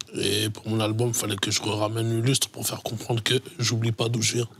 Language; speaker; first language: French; native; French